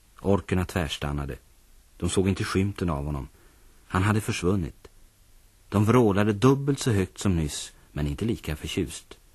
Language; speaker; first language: Swedish; native; Swedish